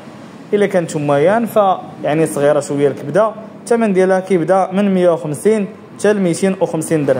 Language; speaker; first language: Arabic; native; Arabic